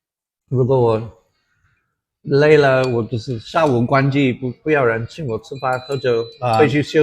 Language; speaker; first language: Chinese; non-native, fluent; English